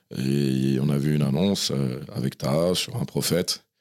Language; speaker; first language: French; native; French